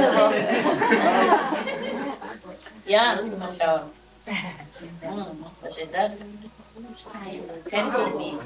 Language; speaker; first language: German; non-native, learner; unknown